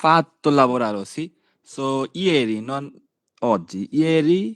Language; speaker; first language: Italian; non-native, learner; Bangla